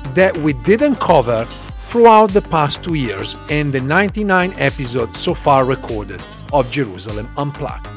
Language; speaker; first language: English; non-native, fluent; Italian